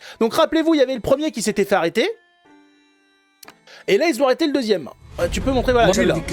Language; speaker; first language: French; native; French